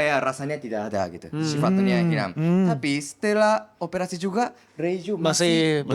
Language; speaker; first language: Indonesian; non-native, learner; Japanese